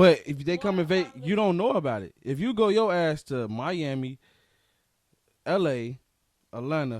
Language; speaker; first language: English; native; English